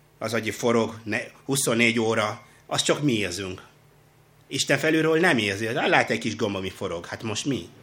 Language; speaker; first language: Hungarian; non-native, fluent; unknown